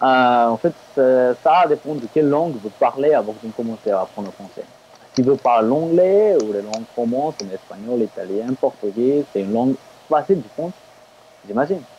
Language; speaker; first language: French; non-native, fluent; Japanese